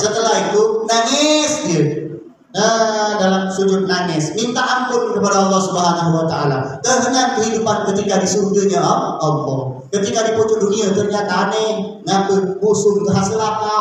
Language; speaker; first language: Malay; native; Malay